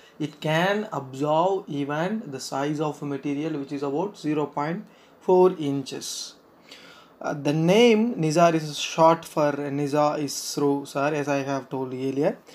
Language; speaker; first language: English; non-native, local second language; Tamil